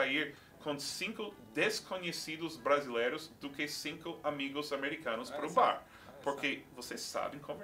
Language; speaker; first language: Portuguese; non-native, fluent; English